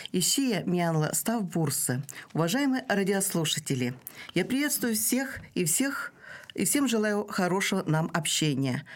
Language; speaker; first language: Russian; non-native, local second language; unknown